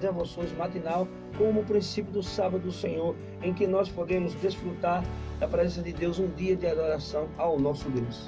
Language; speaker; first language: Portuguese; native; Portuguese